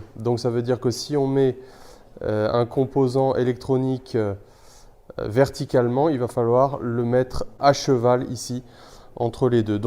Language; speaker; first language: French; native; French